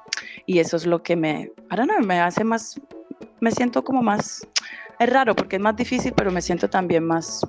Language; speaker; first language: Spanish; early bilingual, heritage; Spanish